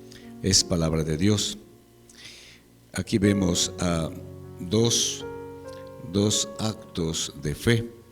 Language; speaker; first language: Spanish; native; Spanish